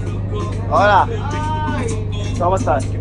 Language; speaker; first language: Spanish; non-native, learner; English